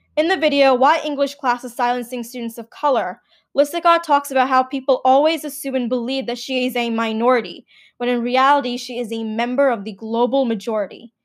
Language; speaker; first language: English; early bilingual, other home language; Gujarati